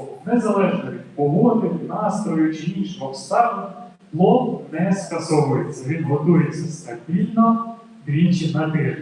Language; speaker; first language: Ukrainian; native; Ukrainian